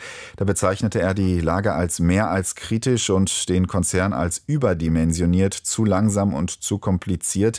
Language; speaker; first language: German; native; German